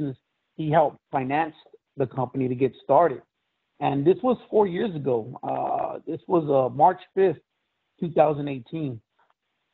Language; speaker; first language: English; native; English